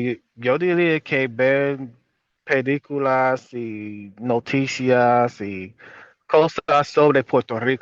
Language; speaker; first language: Spanish; non-native, fluent; English